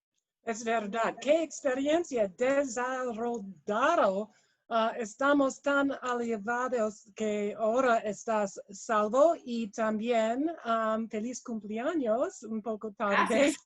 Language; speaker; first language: Spanish; non-native, learner; English